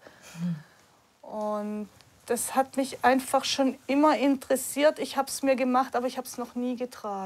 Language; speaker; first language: German; native; German